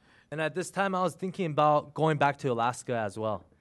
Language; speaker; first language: English; early bilingual, other home language; Chinese